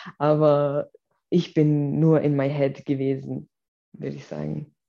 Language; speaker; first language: German; native; German